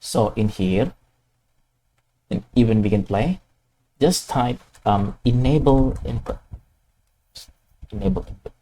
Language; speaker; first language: English; non-native, fluent; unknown